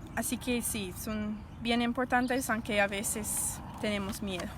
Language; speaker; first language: Spanish; non-native, learner; English